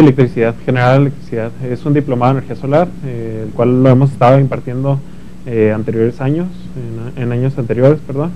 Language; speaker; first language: Spanish; native; Spanish